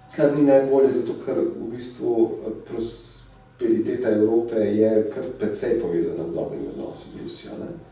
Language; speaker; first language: Slovenian; native; Slovenian